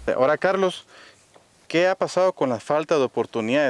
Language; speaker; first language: Spanish; native; Spanish